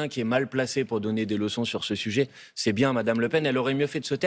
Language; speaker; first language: French; native; French